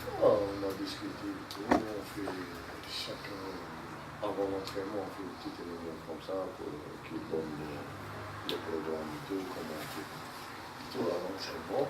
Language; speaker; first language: French; non-native, local second language; Arabic